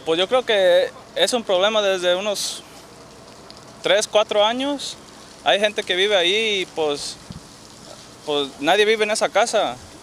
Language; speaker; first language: Spanish; early bilingual, heritage; Spanish